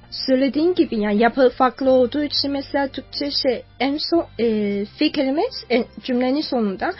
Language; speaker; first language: Turkish; non-native, fluent; Chinese